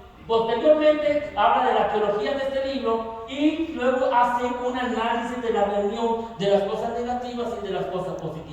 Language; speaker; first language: Spanish; native; Spanish